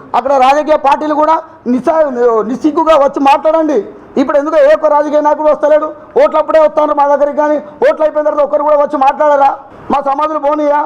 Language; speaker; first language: Telugu; native; Telugu